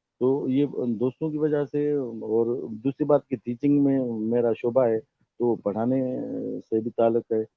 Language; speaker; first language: Urdu; non-native, local second language; Sindhi